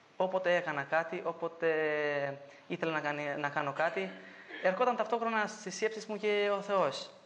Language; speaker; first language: Greek; non-native, fluent; Albanian